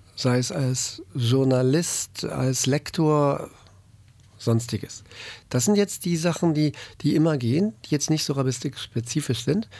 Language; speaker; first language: German; native; German